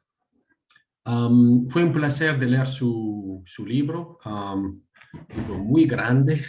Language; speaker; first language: Spanish; non-native, fluent; French